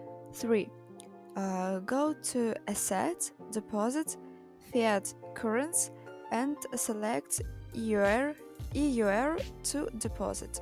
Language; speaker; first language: English; non-native, learner; Russian